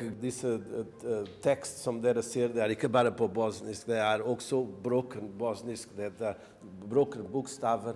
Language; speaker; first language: Norwegian; non-native, fluent; Bosnian